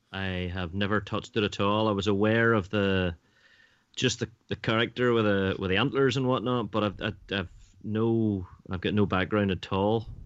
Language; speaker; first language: English; native; English